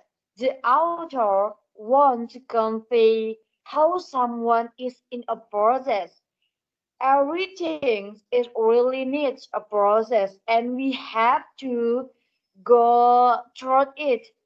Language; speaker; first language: English; non-native, learner; Indonesian